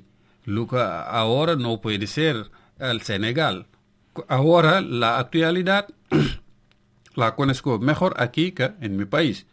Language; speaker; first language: Spanish; non-native, local second language; Wolof